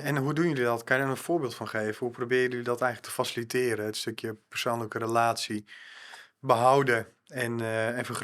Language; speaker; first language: Dutch; native; Dutch